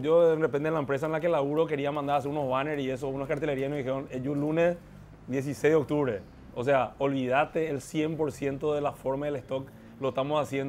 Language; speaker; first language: Spanish; native; Spanish